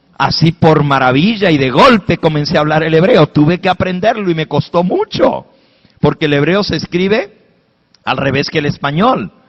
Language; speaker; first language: Spanish; early bilingual, heritage; Spanish